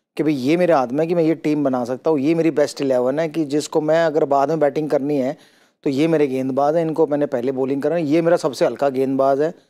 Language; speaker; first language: Hindi; native; Hindi